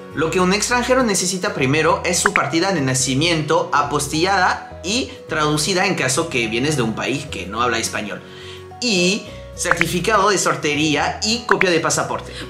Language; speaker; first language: Spanish; non-native, fluent; French